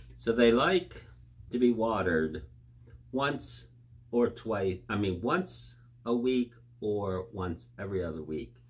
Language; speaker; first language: English; native; English